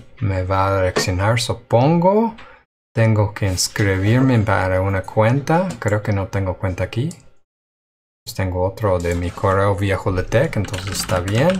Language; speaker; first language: Spanish; non-native, fluent; English